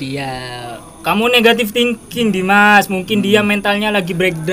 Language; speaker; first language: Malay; non-native, local second language; Javanese